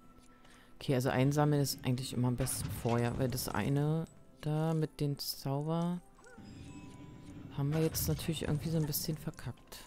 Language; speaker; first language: German; native; German